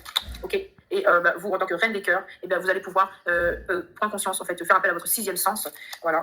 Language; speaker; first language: French; native; French